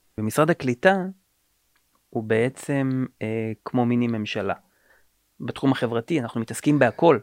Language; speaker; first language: Hebrew; native; Hebrew